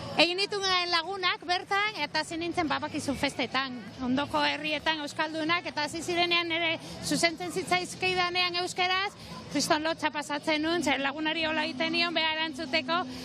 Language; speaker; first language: Basque; non-native, local second language; Spanish